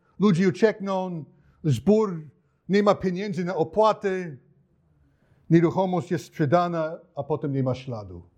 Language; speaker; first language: Polish; non-native, fluent; English